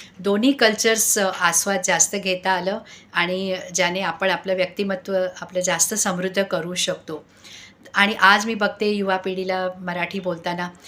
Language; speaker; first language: Marathi; non-native, local second language; Sindhi